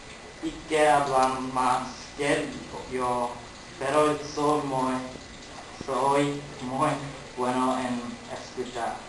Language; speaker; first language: Spanish; non-native, learner; English